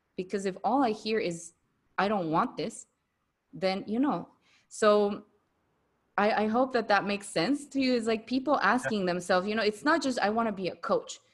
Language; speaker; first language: English; non-native, fluent; Spanish